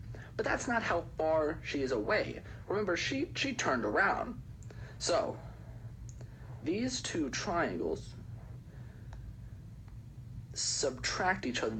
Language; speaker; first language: English; native; English